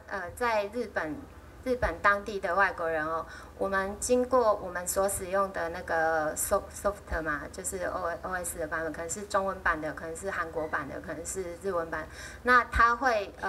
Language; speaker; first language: Chinese; native; Chinese